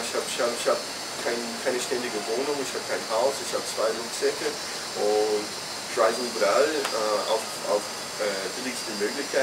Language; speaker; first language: German; non-native, fluent; English